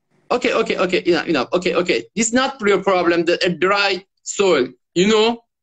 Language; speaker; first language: English; non-native, learner; Persian